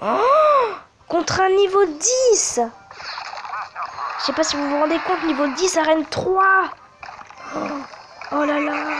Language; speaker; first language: French; native; French